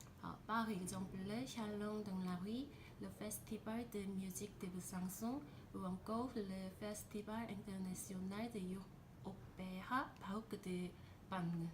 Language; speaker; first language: French; non-native, learner; Korean